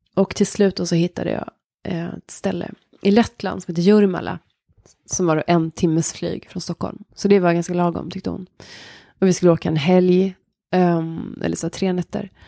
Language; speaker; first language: Swedish; native; Swedish